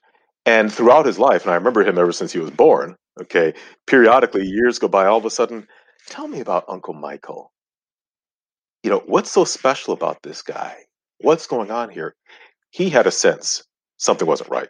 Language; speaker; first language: English; non-native, local second language; Akan